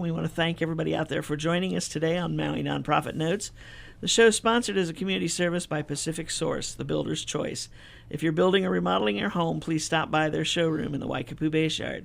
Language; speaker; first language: English; native; English